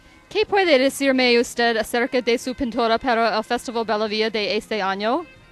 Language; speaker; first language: Spanish; non-native, learner; English